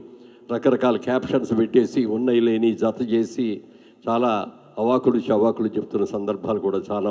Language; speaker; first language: Telugu; native; Telugu